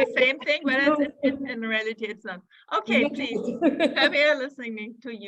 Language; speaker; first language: English; non-native, fluent; German